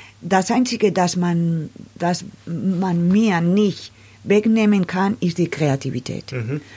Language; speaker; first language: German; non-native, learner; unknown